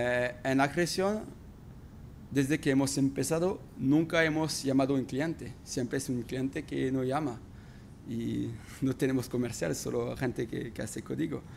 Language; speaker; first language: Spanish; non-native, fluent; French